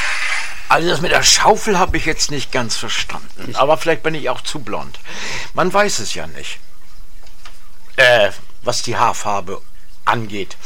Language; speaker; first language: German; native; German